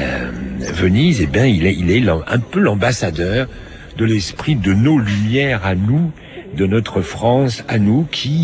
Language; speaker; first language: French; native; French